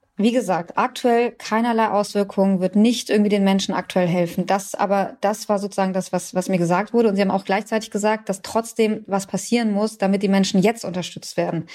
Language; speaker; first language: German; early bilingual, other home language; Persian